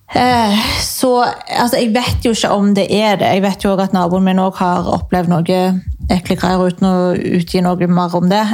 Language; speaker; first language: Norwegian; early bilingual, other home language; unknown